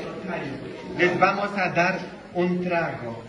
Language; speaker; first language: Spanish; non-native, fluent; Polish